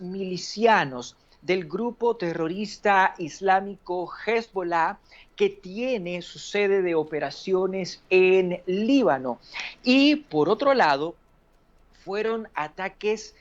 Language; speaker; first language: Spanish; native; Spanish